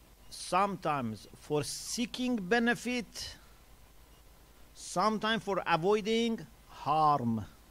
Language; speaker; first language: English; non-native, fluent; Persian